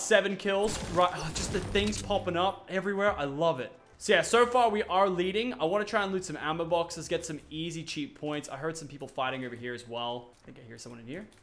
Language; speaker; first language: English; native; English